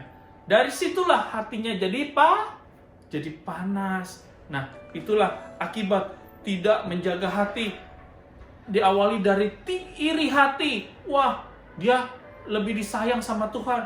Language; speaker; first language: Indonesian; native; Indonesian